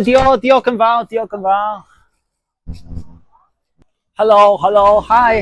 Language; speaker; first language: Welsh; non-native, learner; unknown